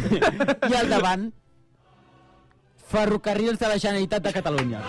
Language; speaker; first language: Catalan; native; Catalan